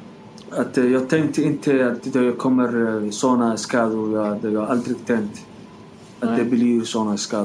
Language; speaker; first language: Swedish; non-native, learner; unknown